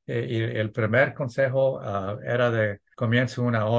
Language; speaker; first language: Spanish; early bilingual, heritage; English